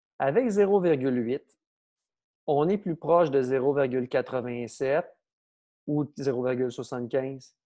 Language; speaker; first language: French; native; French